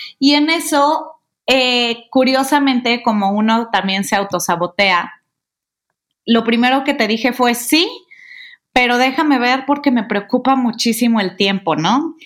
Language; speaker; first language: Spanish; native; Spanish